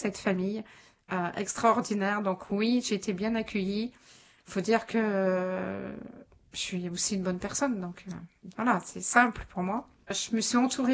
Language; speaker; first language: French; native; French